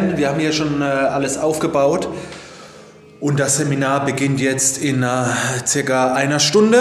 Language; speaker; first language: German; native; German